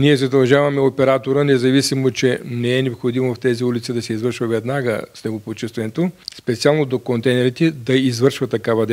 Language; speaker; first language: Bulgarian; native; Bulgarian